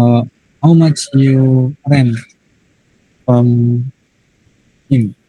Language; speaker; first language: English; non-native, learner; Indonesian